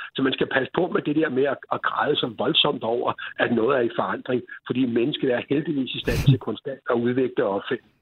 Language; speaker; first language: Danish; native; Danish